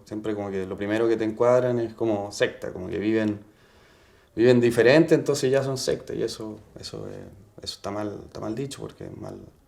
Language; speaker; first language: Spanish; native; Spanish